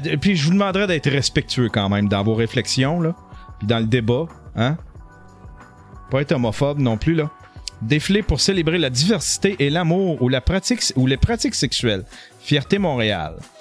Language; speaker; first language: French; native; French